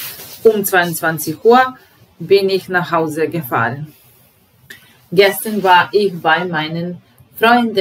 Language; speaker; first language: German; non-native, fluent; Serbian